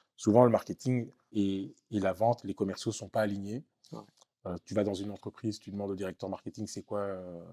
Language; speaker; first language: French; native; French